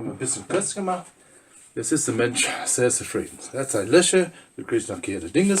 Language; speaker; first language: German; non-native, fluent; English